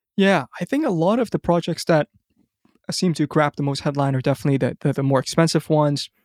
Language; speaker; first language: English; non-native, local second language; Cantonese